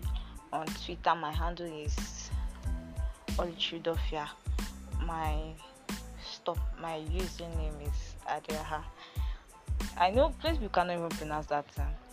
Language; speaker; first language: English; non-native, local second language; Ibibio